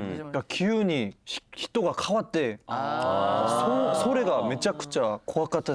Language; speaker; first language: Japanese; non-native, fluent; Korean